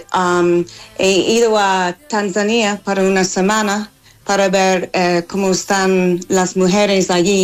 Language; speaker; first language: Spanish; non-native, fluent; English